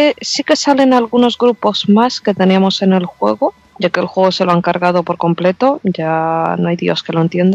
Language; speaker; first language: Spanish; native; Spanish